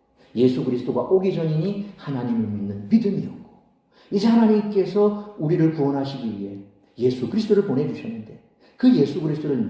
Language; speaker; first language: Korean; native; Korean